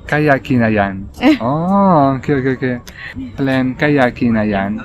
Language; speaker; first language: Thai; non-native, learner; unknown